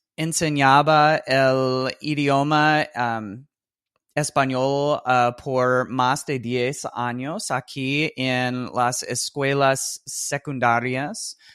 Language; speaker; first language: Spanish; non-native, fluent; English